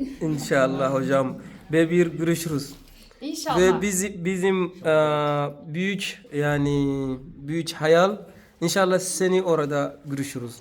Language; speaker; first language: Turkish; non-native, learner; Arabic